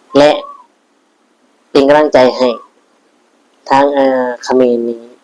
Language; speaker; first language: Thai; non-native, local second language; Northeastern Thai